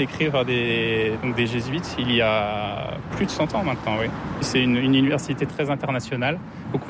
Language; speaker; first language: French; native; French